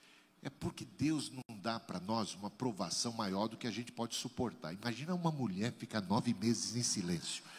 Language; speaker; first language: Portuguese; native; Portuguese